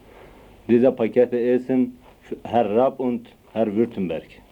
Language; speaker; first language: German; non-native, learner; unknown